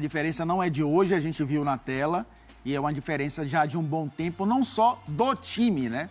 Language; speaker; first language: Portuguese; native; Portuguese